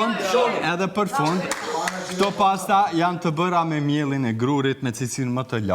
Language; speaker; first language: Albanian; native; Albanian